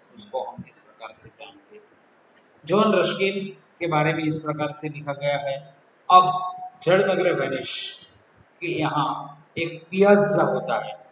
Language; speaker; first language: Hindi; non-native, local second language; Gujarati